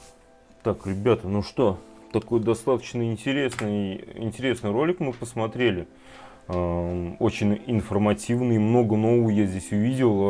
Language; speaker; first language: Russian; native; Russian